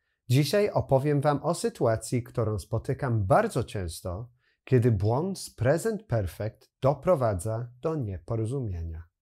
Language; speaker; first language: Polish; non-native, fluent; English